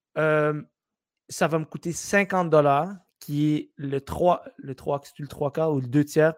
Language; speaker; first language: French; early bilingual, other home language; Arabic